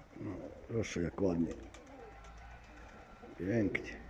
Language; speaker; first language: Polish; native; Polish